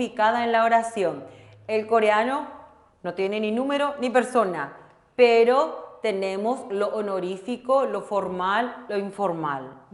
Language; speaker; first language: Spanish; non-native, local second language; Korean